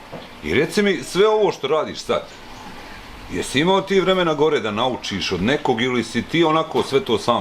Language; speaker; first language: Bosnian; native; Bosnian